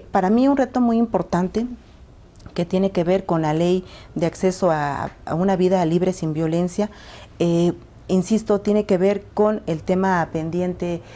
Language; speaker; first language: Spanish; native; Spanish